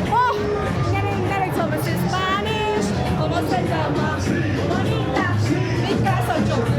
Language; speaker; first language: Spanish; non-native, learner; Korean